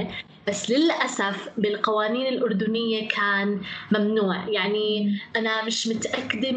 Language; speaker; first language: Arabic; native; Arabic